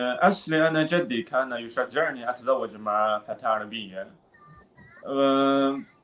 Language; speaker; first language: Arabic; non-native, learner; Chinese